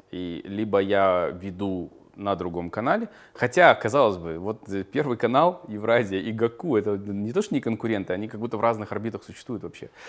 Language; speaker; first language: Russian; native; Russian